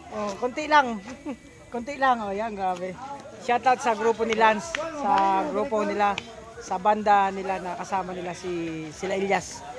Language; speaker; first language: Filipino; native; Filipino